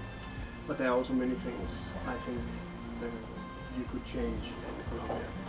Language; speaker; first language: English; non-native, fluent; Danish